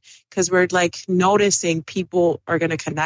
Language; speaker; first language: English; early bilingual, other home language; Spanish